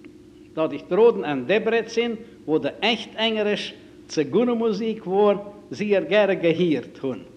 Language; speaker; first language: German; native; German